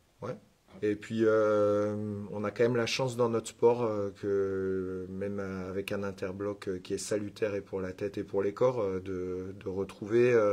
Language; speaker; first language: French; native; French